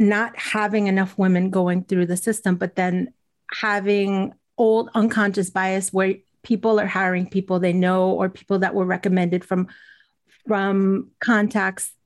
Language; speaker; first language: English; native; English